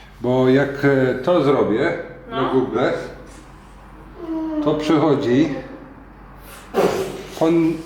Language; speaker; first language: Polish; non-native, learner; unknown